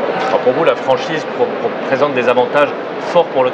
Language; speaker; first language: French; native; French